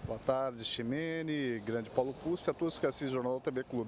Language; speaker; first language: Portuguese; native; Portuguese